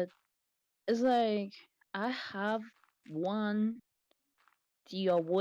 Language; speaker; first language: English; non-native, learner; Spanish